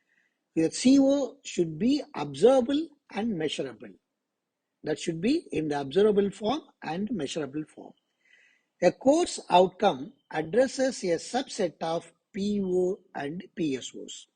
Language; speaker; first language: English; non-native, local second language; Tamil